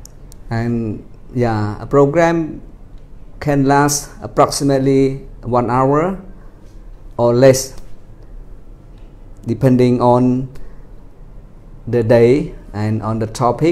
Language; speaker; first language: English; non-native, fluent; Khmer